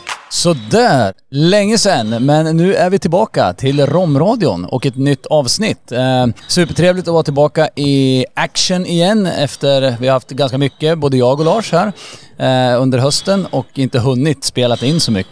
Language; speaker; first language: Swedish; native; Swedish